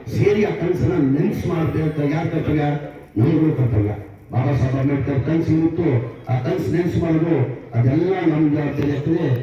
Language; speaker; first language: Kannada; non-native, local second language; Urdu